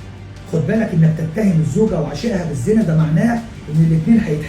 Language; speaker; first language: Arabic; native; Arabic